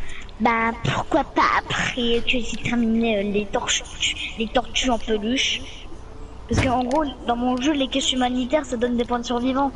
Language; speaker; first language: French; native; French